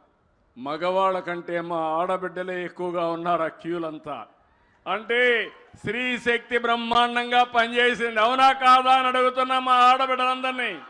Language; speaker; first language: Telugu; native; Telugu